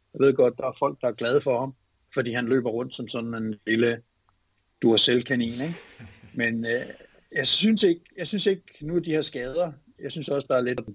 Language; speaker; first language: Danish; native; Danish